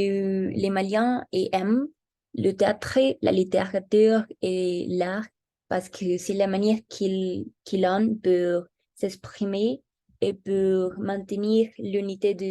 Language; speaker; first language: French; non-native, learner; Spanish